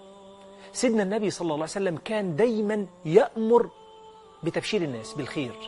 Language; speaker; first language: Arabic; native; Arabic